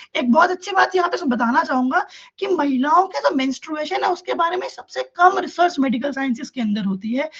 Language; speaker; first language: Hindi; native; Hindi